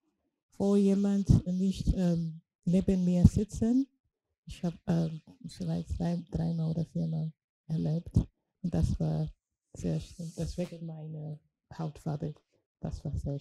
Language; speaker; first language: German; non-native, learner; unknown